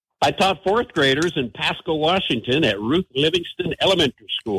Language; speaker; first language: English; native; English